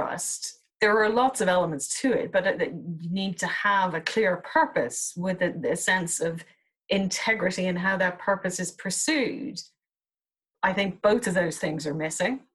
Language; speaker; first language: English; native; English